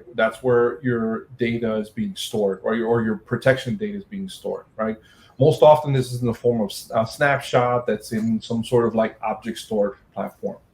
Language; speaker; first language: English; native; English